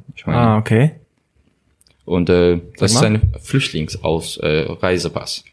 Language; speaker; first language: German; non-native, learner; Azerbaijani